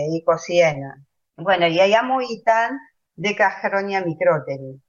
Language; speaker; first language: Greek; early bilingual, heritage; Spanish